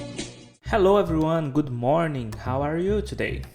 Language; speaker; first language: English; non-native, fluent; Portuguese